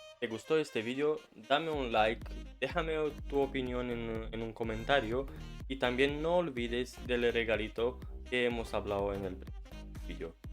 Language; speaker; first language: Spanish; non-native, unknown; Romanian